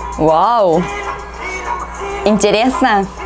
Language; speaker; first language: Russian; non-native, learner; Korean